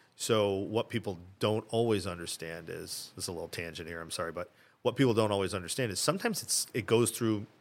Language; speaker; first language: English; early bilingual, other home language; Italian